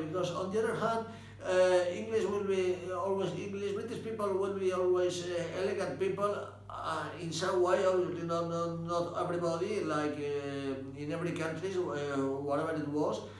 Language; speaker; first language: English; non-native, fluent; Spanish